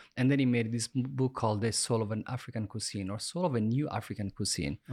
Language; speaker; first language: English; non-native, fluent; Italian